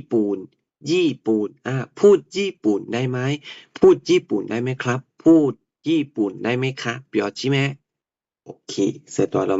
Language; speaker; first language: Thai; non-native, fluent; Burmese